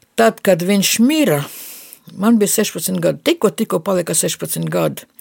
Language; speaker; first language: Latvian; non-native, local second language; Russian